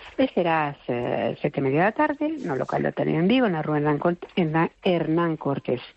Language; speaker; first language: Galician; non-native, local second language; Spanish